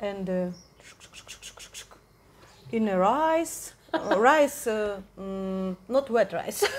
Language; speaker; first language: English; non-native, learner; Russian